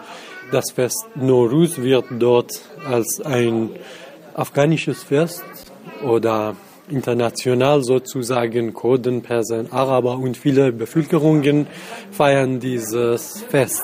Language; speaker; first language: German; non-native, fluent; Central Kurdish